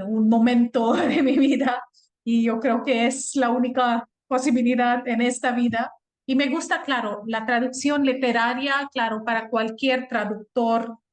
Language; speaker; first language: Spanish; non-native, fluent; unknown